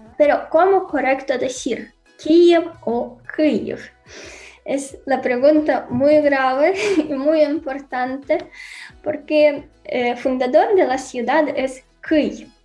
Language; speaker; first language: Spanish; non-native, fluent; Ukrainian